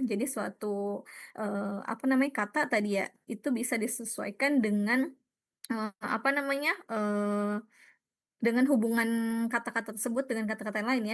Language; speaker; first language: Indonesian; native; Indonesian